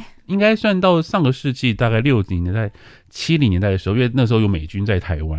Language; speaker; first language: Chinese; native; Chinese